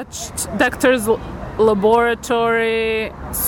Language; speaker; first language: English; non-native, fluent; Croatian